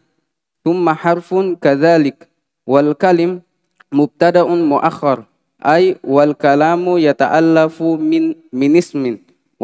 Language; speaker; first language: Arabic; non-native, learner; Indonesian